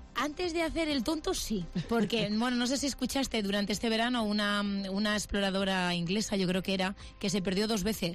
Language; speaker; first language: Spanish; native; Spanish